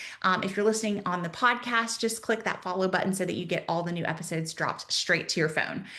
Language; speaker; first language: English; native; English